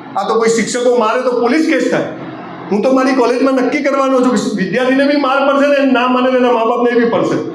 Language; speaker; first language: Gujarati; native; Gujarati